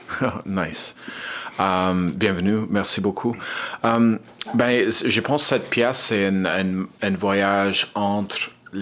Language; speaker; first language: French; non-native, learner; English